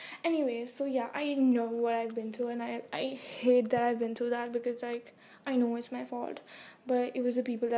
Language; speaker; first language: English; non-native, local second language; Hindi